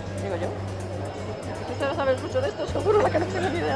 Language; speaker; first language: Spanish; native; Spanish